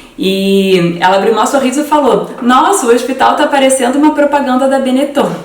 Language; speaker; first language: Portuguese; native; Portuguese